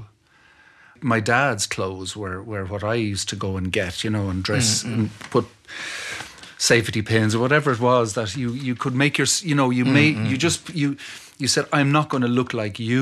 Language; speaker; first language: English; non-native, local second language; Irish